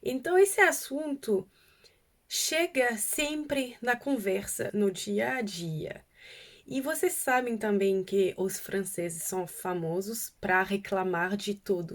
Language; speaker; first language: Portuguese; non-native, fluent; French